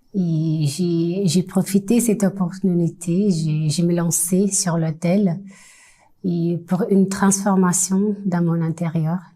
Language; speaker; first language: French; non-native, fluent; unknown